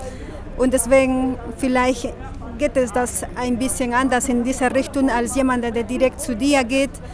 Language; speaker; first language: German; non-native, fluent; Spanish